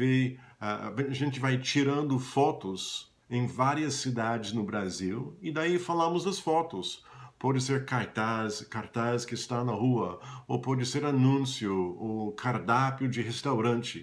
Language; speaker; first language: Portuguese; non-native, fluent; English